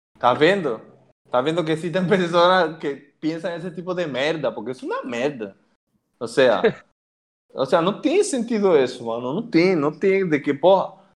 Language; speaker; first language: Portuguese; non-native, fluent; Spanish